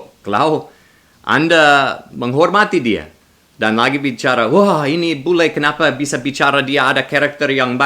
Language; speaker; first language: Indonesian; non-native, learner; English